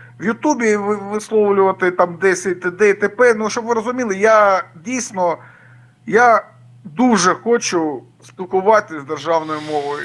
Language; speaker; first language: Ukrainian; non-native, local second language; Russian